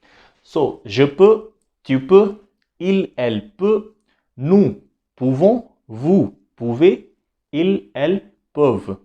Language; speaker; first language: French; non-native, fluent; Hindi